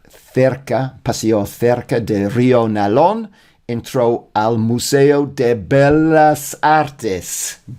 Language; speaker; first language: Spanish; non-native, learner; English